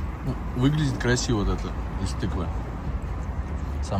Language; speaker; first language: Russian; native; Russian